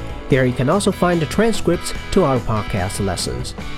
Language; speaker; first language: English; non-native, fluent; Chinese